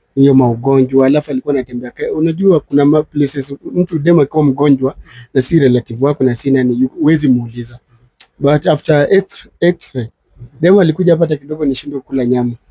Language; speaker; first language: Swahili; native; Swahili